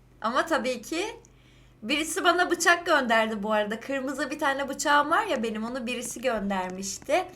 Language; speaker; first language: Turkish; native; Turkish